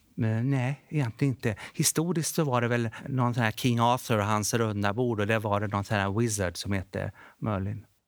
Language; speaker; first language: Swedish; early bilingual, other home language; Bosnian